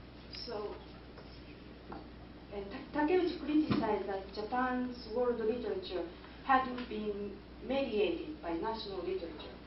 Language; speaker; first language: English; non-native, fluent; Japanese